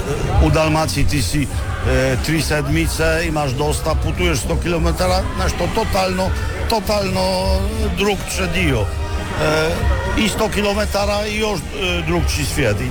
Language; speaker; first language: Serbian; non-native, learner; Polish